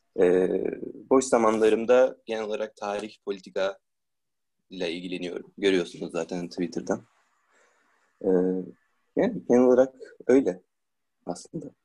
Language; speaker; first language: Turkish; native; Turkish